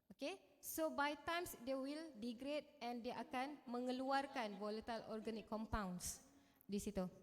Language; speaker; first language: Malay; native; Malay